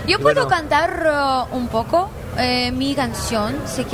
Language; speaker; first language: Spanish; non-native, learner; Ukrainian